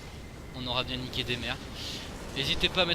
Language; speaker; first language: French; native; French